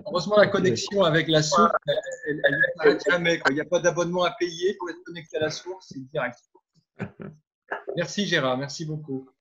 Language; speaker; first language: French; native; French